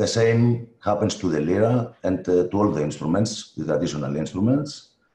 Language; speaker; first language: English; non-native, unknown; Greek